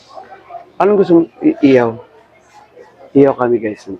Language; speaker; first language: Filipino; native; Filipino